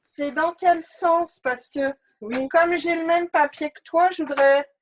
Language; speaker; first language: French; native; French